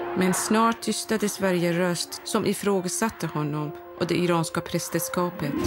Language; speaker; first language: Swedish; non-native, fluent; Persian